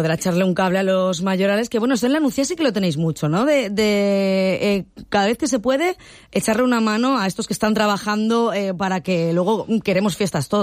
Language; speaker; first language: Spanish; native; Spanish